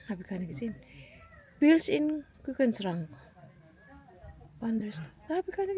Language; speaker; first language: German; non-native, learner; Filipino